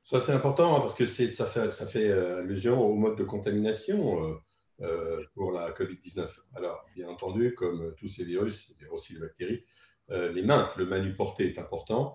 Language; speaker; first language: French; native; French